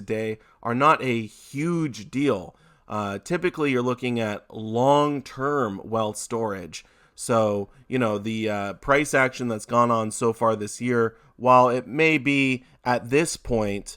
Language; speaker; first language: English; native; English